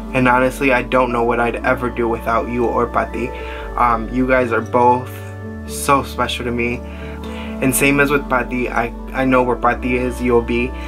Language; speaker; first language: English; early bilingual, other home language; Spanish